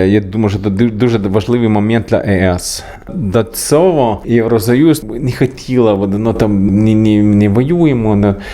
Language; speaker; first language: Ukrainian; non-native, learner; Swedish